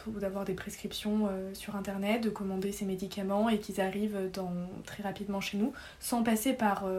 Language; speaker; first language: French; native; French